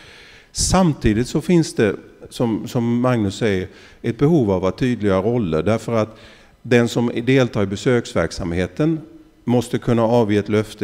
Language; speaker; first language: Swedish; native; Swedish